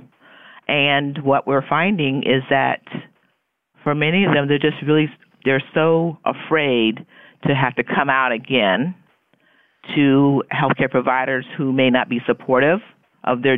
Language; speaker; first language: English; native; English